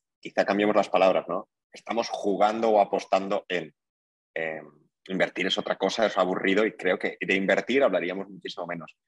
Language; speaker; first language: Spanish; native; Spanish